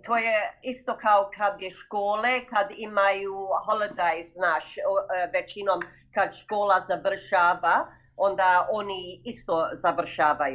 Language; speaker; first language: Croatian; early bilingual, heritage; Croatian